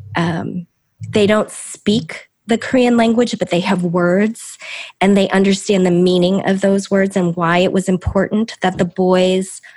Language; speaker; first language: English; early bilingual, other home language; Korean